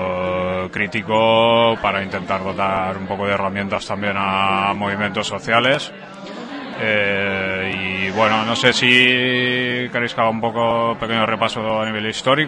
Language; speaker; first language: Spanish; native; Spanish